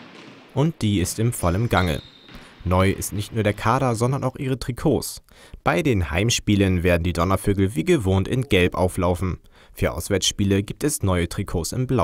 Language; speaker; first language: German; native; German